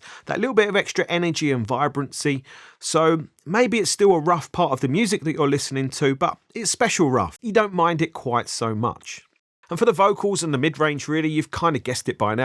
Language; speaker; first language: English; native; English